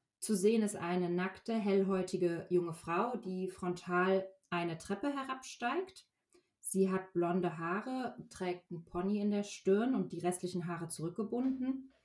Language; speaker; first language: German; native; German